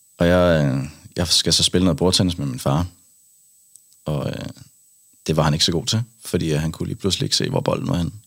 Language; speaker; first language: Danish; native; Danish